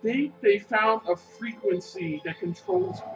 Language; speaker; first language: English; native; English